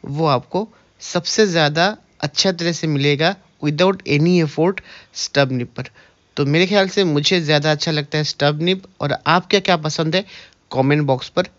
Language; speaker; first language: Hindi; native; Hindi